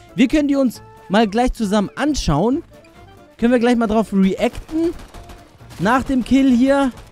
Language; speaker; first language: German; early bilingual, other home language; Albanian